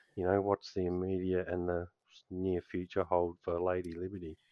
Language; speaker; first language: English; native; English